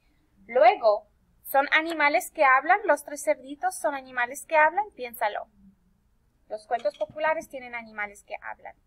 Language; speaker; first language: Spanish; early bilingual, heritage; Spanish